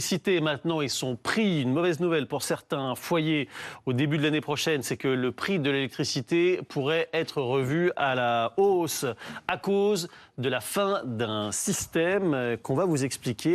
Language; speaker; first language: French; native; French